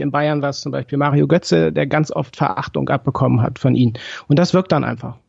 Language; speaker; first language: German; native; German